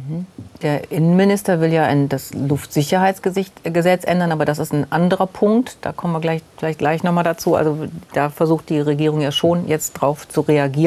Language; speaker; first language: German; native; German